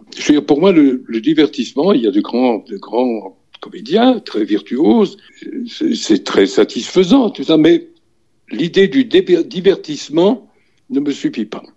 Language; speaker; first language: French; native; French